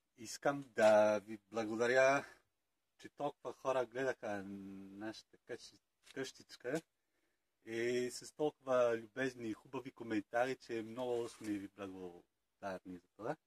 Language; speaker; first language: Bulgarian; non-native, fluent; French